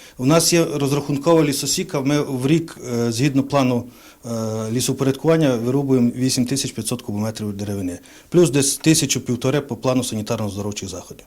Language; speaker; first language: Ukrainian; native; Ukrainian